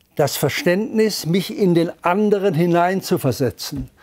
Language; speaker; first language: German; native; German